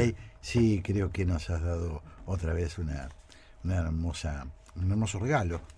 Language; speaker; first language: Spanish; native; Spanish